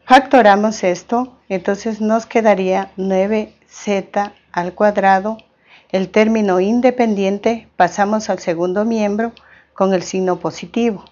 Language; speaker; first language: Spanish; native; Spanish